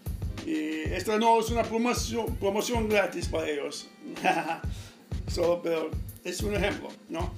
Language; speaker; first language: Spanish; non-native, fluent; English